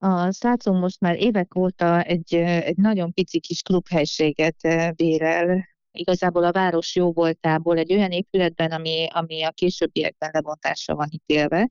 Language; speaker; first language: Hungarian; native; Hungarian